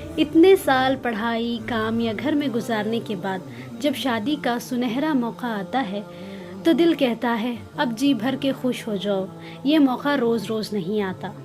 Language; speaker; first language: Urdu; native; Urdu